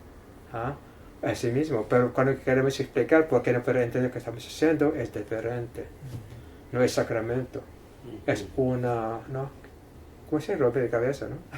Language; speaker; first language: Spanish; non-native, fluent; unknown